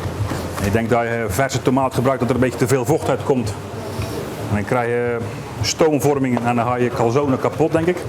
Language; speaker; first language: Dutch; native; Dutch